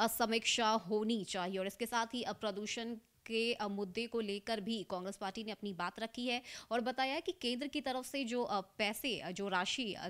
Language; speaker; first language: Hindi; native; Hindi